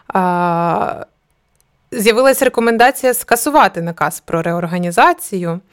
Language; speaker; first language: Ukrainian; native; Ukrainian